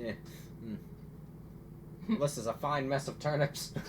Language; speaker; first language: English; native; English